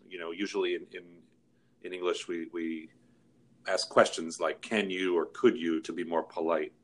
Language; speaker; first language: English; native; English